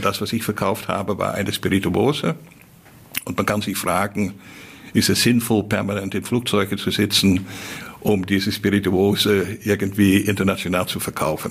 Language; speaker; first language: German; non-native, fluent; Dutch